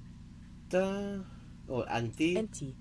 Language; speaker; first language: Arabic; non-native, learner; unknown